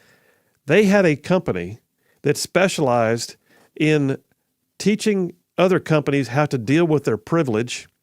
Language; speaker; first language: English; native; English